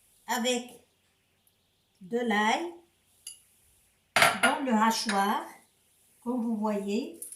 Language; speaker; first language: French; non-native, local second language; Arabic